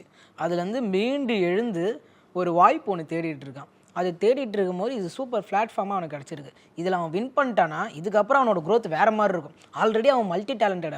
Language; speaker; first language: Tamil; native; Tamil